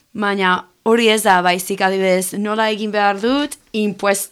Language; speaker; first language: Basque; non-native, learner; Spanish